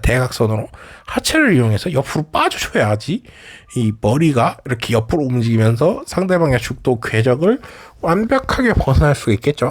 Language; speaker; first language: Korean; native; Korean